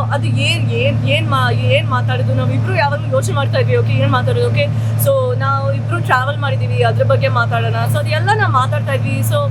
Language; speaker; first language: Kannada; non-native, fluent; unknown